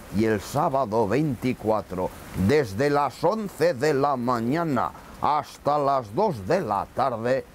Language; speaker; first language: Spanish; non-native, local second language; Basque